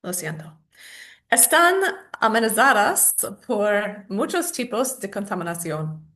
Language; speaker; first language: Spanish; non-native, learner; English